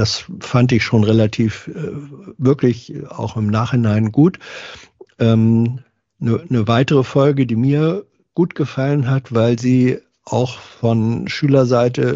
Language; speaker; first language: German; native; German